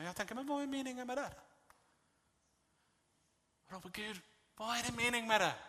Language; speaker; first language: Swedish; non-native, fluent; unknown